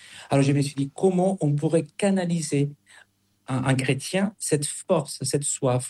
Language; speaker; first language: French; non-native, fluent; Spanish